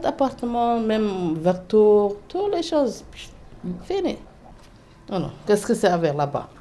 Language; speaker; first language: French; non-native, learner; Somali